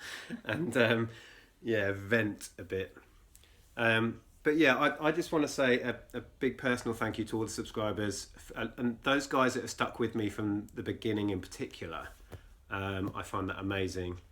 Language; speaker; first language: English; native; English